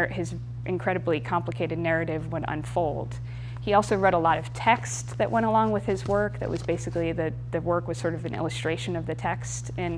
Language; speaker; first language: English; native; English